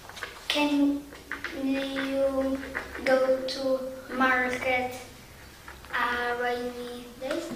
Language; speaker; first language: English; non-native, learner; Polish